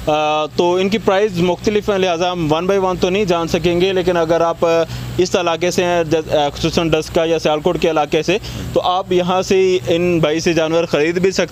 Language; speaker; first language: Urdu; non-native, local second language; Punjabi